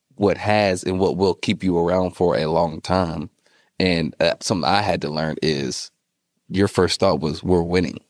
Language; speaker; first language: English; native; English